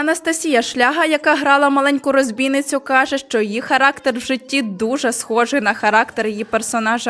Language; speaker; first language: Ukrainian; native; Ukrainian